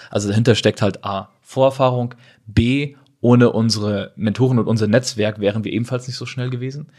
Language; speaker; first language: German; native; German